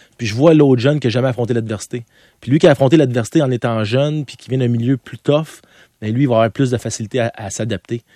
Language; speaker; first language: French; native; French